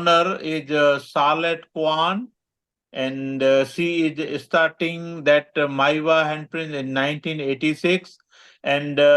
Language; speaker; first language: English; non-native, learner; Gujarati